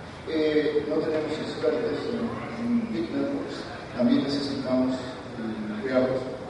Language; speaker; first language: Spanish; native; Spanish